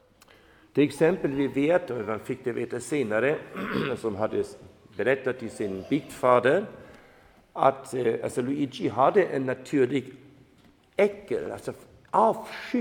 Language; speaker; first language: Swedish; non-native, fluent; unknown